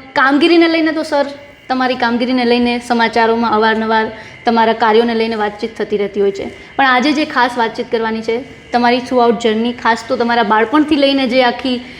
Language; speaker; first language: Gujarati; native; Gujarati